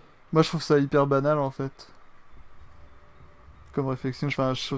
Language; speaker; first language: French; native; French